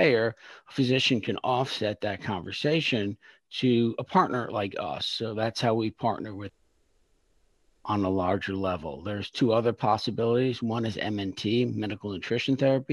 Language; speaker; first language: English; native; English